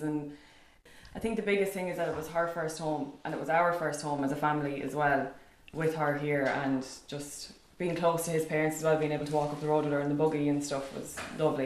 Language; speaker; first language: English; native; English